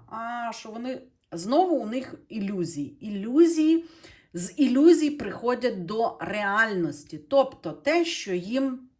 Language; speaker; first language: Ukrainian; non-native, local second language; Russian